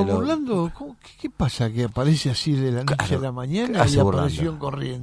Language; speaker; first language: Spanish; native; Spanish